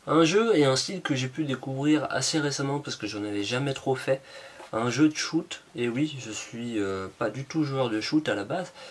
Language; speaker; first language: French; native; French